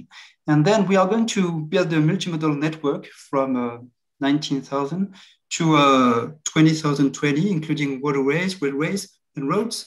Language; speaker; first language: English; non-native, fluent; French